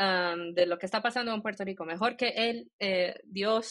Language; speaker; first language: Spanish; early bilingual, heritage; Spanish